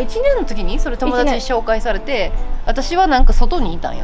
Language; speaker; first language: Japanese; native; Japanese